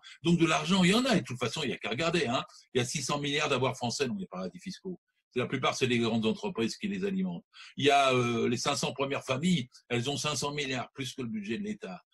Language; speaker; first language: French; native; French